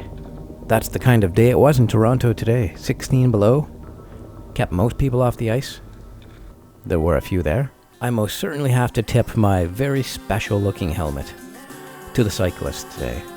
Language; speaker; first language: English; native; English